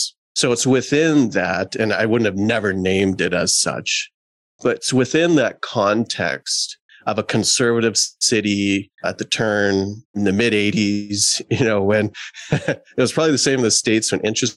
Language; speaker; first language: English; native; English